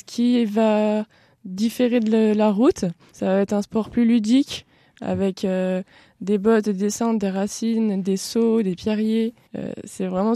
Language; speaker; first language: French; native; French